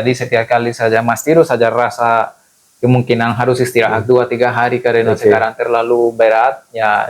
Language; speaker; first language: Indonesian; non-native, fluent; Spanish